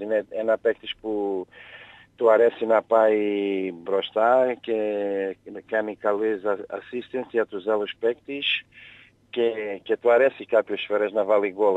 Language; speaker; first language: Greek; non-native, learner; Portuguese